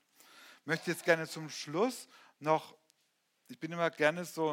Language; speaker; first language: German; native; German